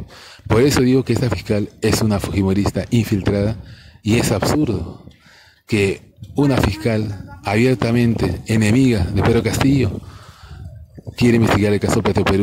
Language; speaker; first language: Spanish; native; Spanish